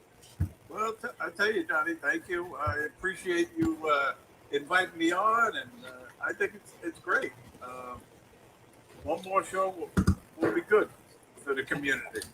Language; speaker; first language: English; native; English